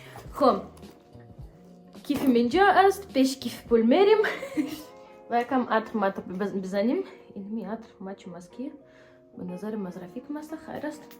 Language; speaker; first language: Persian; early bilingual, heritage; Persian